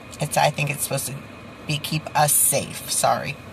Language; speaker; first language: English; native; English